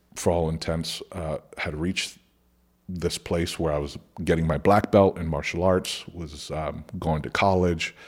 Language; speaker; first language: English; early bilingual, other home language; Spanish